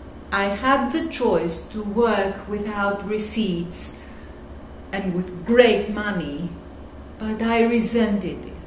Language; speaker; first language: English; non-native, fluent; Greek